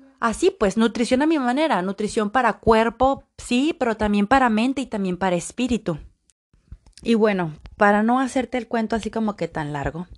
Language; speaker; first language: Spanish; native; Spanish